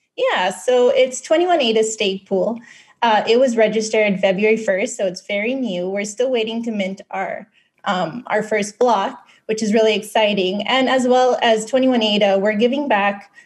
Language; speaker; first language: English; non-native, local second language; Filipino